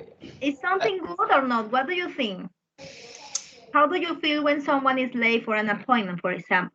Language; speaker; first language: English; non-native, fluent; Spanish